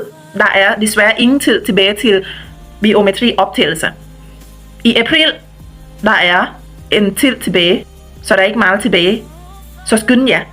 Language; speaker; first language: Danish; non-native, fluent; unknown